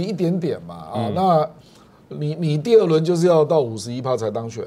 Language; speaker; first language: Chinese; native; Chinese